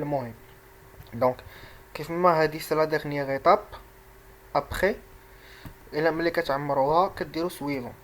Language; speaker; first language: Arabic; native; Arabic